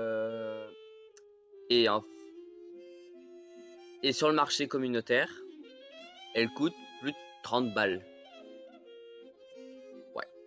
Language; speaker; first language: French; native; French